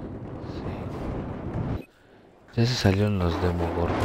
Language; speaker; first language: Spanish; native; Spanish